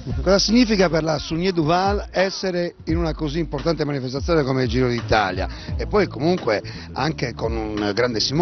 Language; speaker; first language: Italian; native; Italian